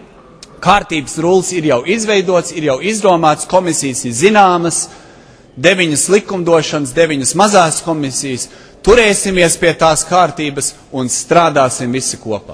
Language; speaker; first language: Latvian; early bilingual, heritage; Latvian